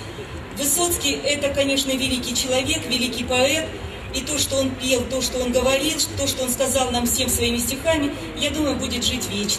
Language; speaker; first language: Russian; native; Russian